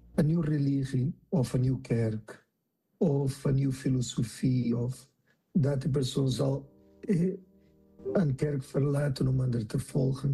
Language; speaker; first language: Dutch; non-native, fluent; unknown